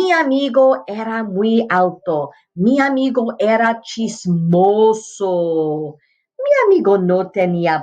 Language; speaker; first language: Spanish; non-native, fluent; English